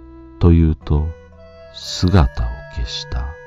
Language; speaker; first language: Japanese; native; Japanese